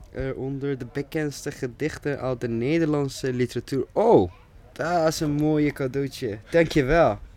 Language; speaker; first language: Dutch; non-native, fluent; Persian